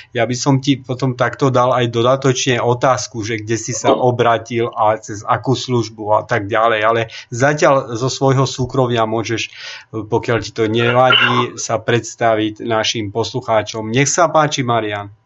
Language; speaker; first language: Slovak; non-native, local second language; Romany